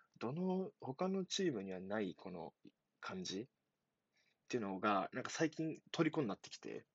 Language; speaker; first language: Japanese; native; Japanese